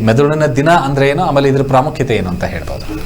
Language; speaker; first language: Kannada; native; Kannada